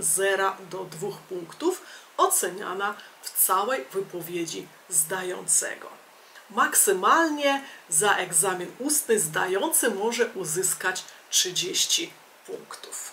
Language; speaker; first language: Polish; native; Polish